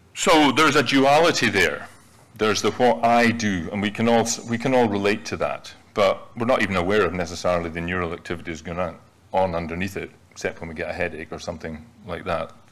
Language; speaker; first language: English; native; English